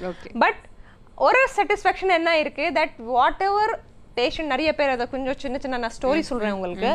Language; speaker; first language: Tamil; non-native, learner; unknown